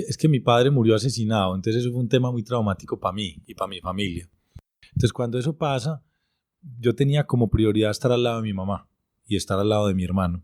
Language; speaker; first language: Spanish; native; Spanish